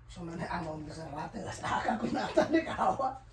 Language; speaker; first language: Japanese; non-native, learner; Nepali